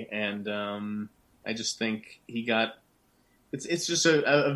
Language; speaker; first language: English; native; English